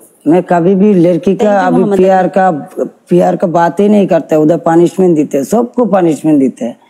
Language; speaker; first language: Hindi; non-native, learner; Bangla